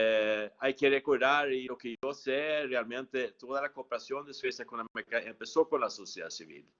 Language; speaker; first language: Spanish; non-native, fluent; Swedish